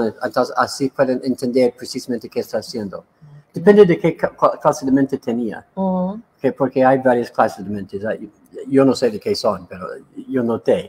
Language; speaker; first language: Spanish; non-native, learner; English